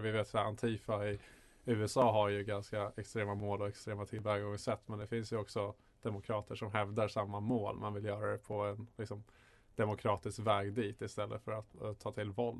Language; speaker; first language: Swedish; native; Swedish